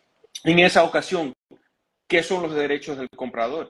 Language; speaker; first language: Spanish; early bilingual, heritage; Spanish